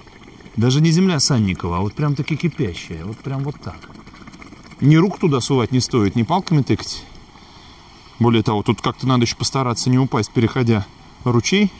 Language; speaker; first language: Russian; native; Russian